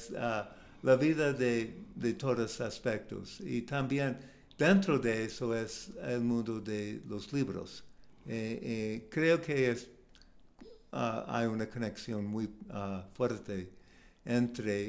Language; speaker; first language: Spanish; non-native, learner; English